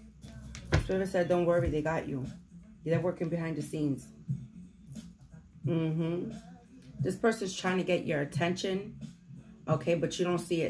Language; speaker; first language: English; native; English